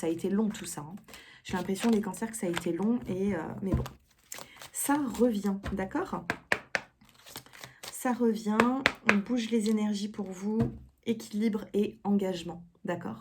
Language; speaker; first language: French; native; French